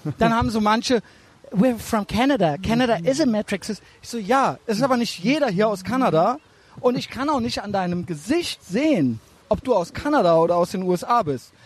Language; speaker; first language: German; native; German